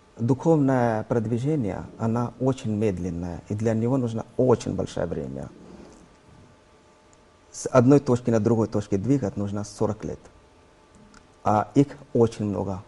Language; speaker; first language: Russian; non-native, learner; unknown